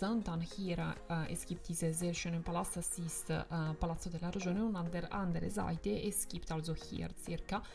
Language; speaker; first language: German; non-native, fluent; Italian